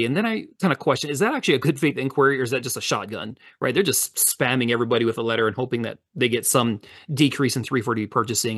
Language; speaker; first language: English; native; English